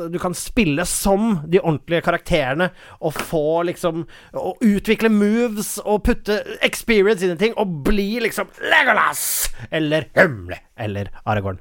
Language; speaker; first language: Norwegian; native; Norwegian